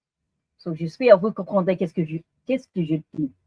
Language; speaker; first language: French; non-native, learner; English